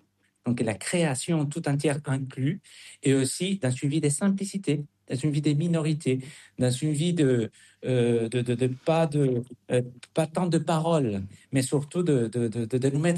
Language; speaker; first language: French; non-native, fluent; Spanish